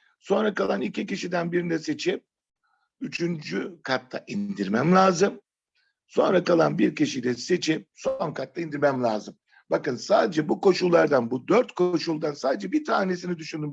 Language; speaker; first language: Turkish; native; Turkish